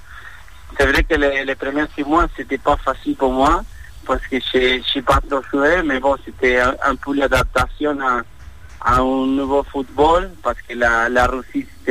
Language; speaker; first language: French; non-native, fluent; Spanish